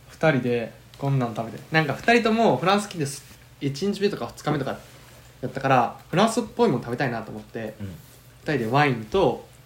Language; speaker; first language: Japanese; native; Japanese